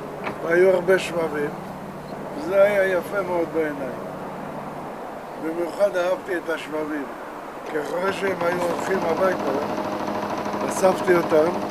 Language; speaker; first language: Hebrew; non-native, fluent; Russian